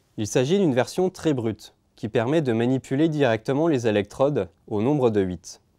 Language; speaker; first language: French; native; French